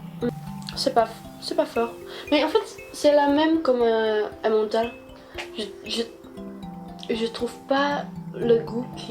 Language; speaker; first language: French; non-native, learner; Indonesian